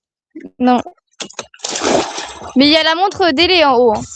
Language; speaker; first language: French; native; French